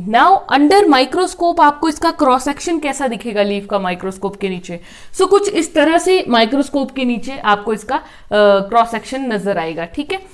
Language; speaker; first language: Hindi; native; Hindi